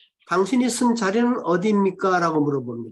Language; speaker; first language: Korean; native; Korean